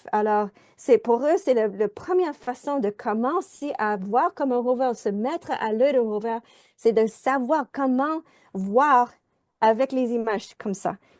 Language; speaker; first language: French; non-native, fluent; English